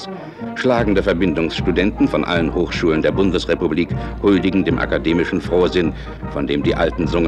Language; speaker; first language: German; native; German